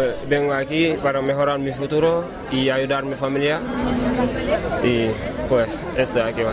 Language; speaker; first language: Spanish; non-native, learner; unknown